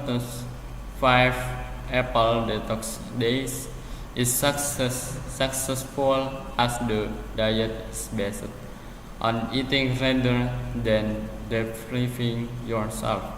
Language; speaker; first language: English; non-native, learner; Indonesian